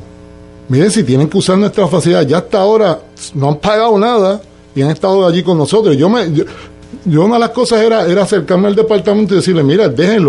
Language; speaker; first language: Spanish; native; Spanish